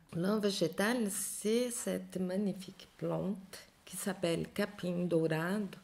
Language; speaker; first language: French; non-native, learner; Portuguese